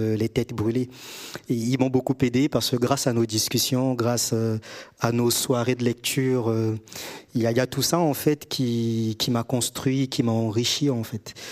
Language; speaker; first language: French; native; French